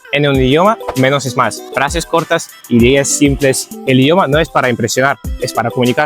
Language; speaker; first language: Spanish; non-native, fluent; Ukrainian